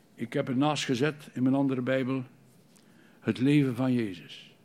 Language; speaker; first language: Dutch; native; Dutch